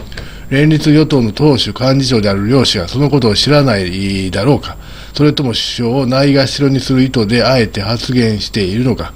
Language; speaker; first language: Japanese; native; Japanese